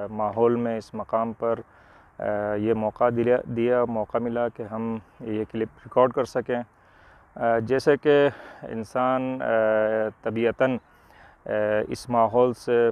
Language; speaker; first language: Urdu; native; Urdu